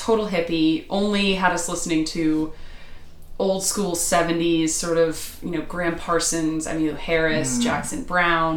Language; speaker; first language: English; native; English